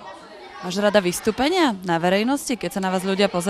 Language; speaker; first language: Slovak; native; Slovak